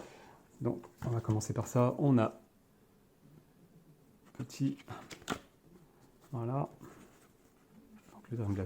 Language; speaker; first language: French; native; French